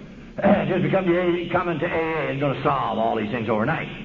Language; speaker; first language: English; native; English